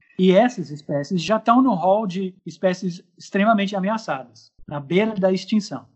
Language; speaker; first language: Portuguese; non-native, fluent; English